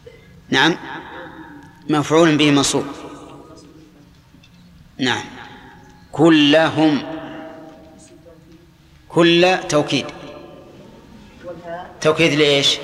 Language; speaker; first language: Arabic; native; Arabic